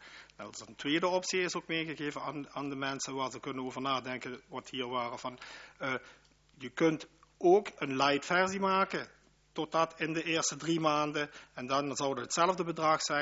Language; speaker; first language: Dutch; native; Dutch